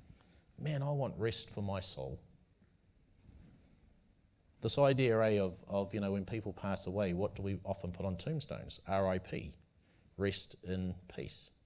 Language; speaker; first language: English; native; English